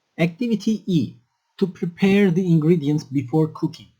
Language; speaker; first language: English; non-native, local second language; Turkish